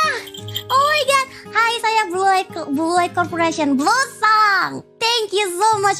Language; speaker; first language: English; non-native, fluent; Indonesian